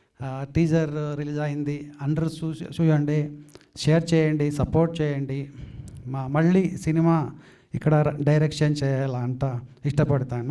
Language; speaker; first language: Telugu; non-native, learner; Kannada